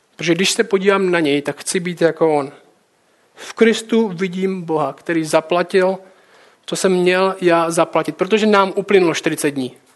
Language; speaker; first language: Czech; native; Czech